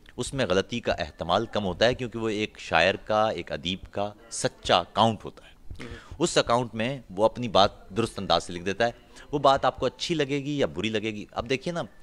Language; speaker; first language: Urdu; non-native, local second language; Punjabi